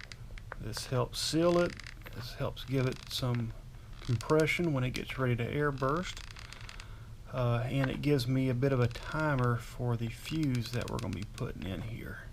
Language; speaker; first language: English; native; English